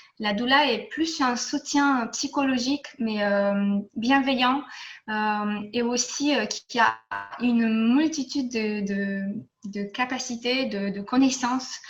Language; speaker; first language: French; non-native, fluent; Romanian